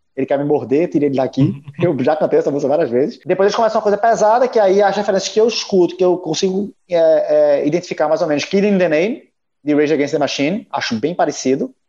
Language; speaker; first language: Portuguese; native; Portuguese